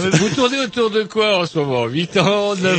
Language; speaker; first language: French; native; French